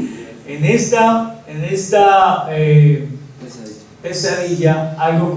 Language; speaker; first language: Spanish; native; Spanish